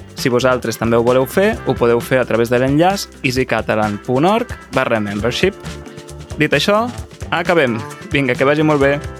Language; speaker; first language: Catalan; native; Catalan